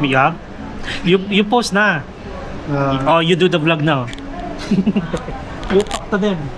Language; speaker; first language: English; non-native, local second language; Filipino